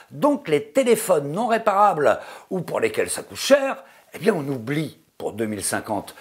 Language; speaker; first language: French; native; French